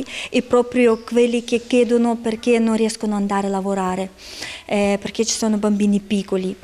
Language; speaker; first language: Italian; non-native, fluent; Ukrainian